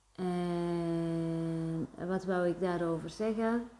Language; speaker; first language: Dutch; early bilingual, other home language; Arabic